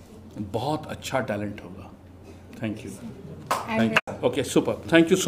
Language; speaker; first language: Hindi; native; Hindi